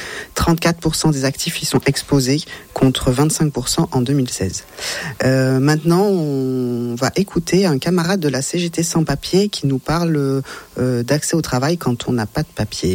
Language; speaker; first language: French; native; French